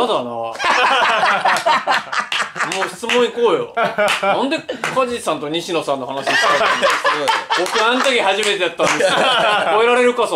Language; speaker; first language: Japanese; native; Japanese